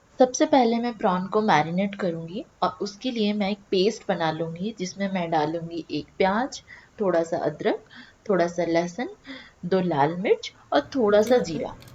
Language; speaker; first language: Hindi; non-native, local second language; Bangla